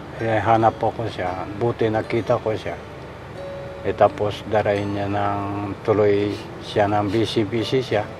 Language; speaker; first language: Filipino; non-native, learner; Japanese